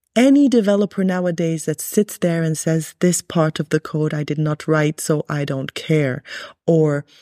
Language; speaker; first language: English; early bilingual, other home language; Arabic